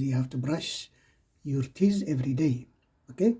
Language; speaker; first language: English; non-native, fluent; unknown